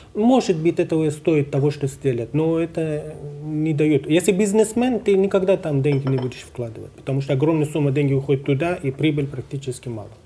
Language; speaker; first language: Russian; non-native, fluent; Persian